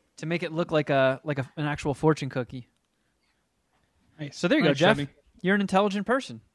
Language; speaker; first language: English; native; English